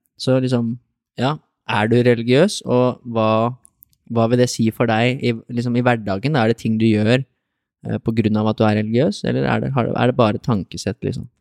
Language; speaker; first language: Norwegian; native; Norwegian